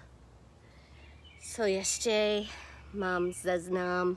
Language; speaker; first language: Czech; non-native, learner; English